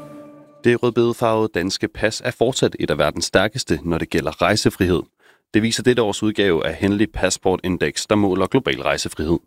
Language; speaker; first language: Danish; native; Danish